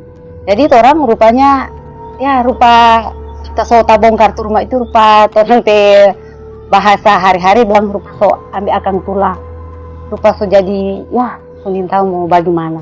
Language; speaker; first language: Indonesian; non-native, local second language; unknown